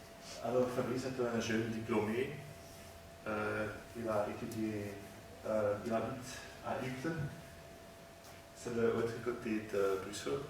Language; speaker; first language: French; non-native, learner; Dutch